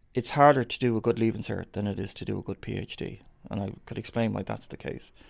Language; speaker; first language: English; native; English